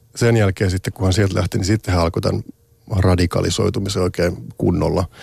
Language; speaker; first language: Finnish; native; Finnish